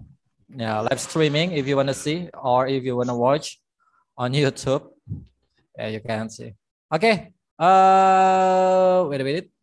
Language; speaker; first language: English; non-native, fluent; Indonesian